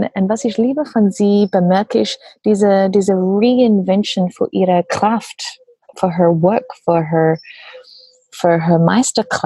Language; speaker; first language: German; non-native, learner; English